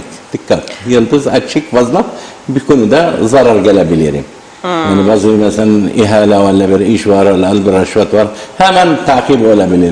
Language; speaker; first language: Turkish; non-native, learner; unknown